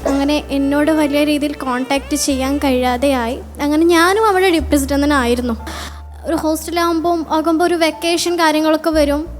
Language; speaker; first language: Malayalam; non-native, local second language; Bangla